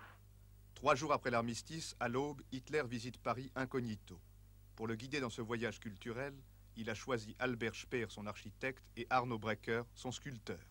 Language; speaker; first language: French; native; French